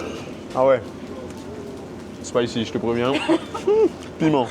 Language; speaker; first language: French; native; French